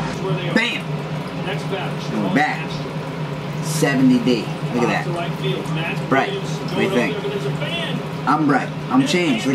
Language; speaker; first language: English; native; English